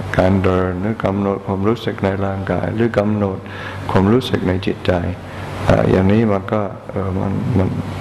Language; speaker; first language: Thai; non-native, fluent; English